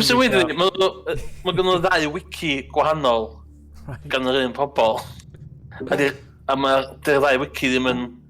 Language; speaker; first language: Welsh; native; Welsh